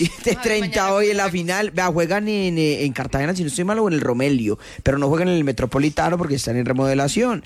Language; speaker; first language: Spanish; native; Spanish